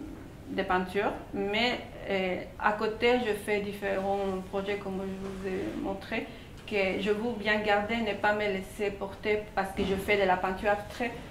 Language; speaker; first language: French; non-native, fluent; Spanish